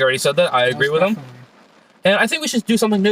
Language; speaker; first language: English; native; English